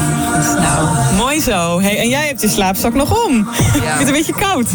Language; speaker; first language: Dutch; native; Dutch